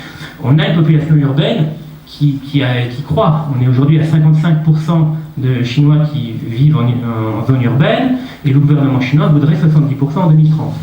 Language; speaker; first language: French; native; French